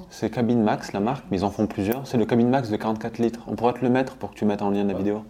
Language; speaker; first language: French; native; French